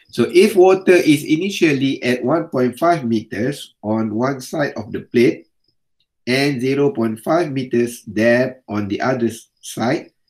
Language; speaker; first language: English; non-native, local second language; Malay